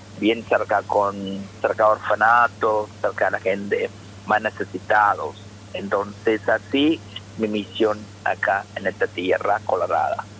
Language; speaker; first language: Spanish; non-native, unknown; Malayalam